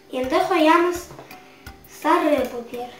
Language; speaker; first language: Turkish; early bilingual, heritage; Crimean Tatar